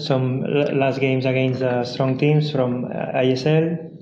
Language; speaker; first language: English; non-native, fluent; Spanish